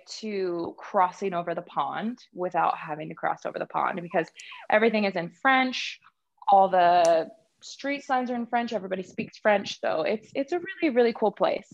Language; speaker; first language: English; native; English